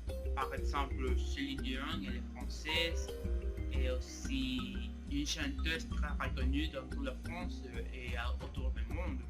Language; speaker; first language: French; non-native, learner; Spanish